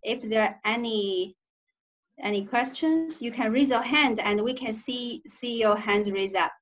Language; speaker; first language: English; non-native, learner; Chinese